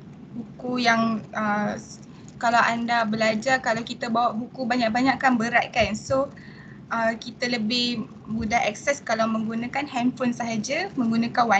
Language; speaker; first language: Malay; native; Malay